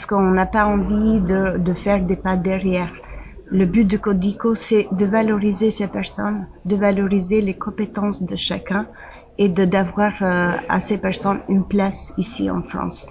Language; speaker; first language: French; non-native, fluent; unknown